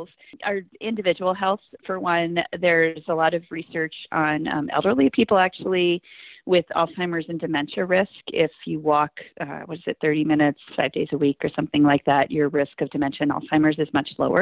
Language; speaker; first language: English; native; English